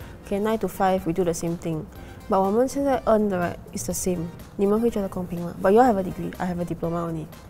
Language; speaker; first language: English; native; English